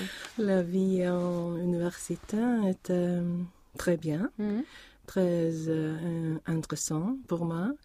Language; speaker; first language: French; non-native, learner; Swedish